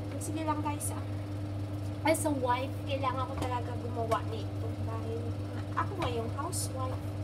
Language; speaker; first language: Filipino; native; Filipino